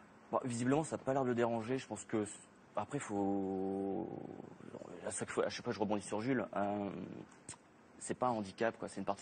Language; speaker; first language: French; native; French